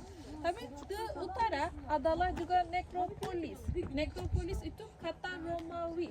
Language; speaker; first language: Indonesian; non-native, learner; Turkish